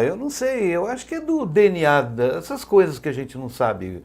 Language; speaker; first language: Portuguese; native; Portuguese